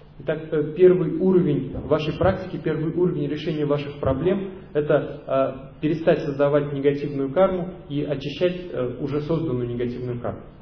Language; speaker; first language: Russian; native; Russian